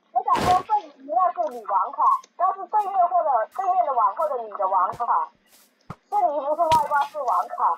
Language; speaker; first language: Chinese; native; Chinese